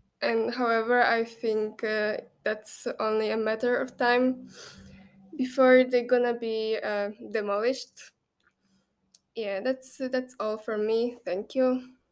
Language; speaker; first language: English; non-native, fluent; Polish